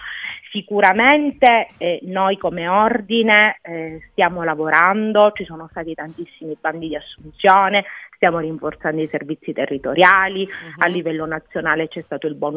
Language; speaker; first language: Italian; native; Italian